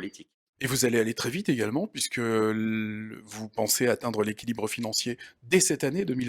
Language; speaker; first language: French; native; French